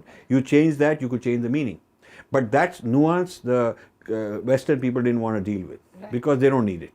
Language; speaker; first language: English; non-native, local second language; Hindi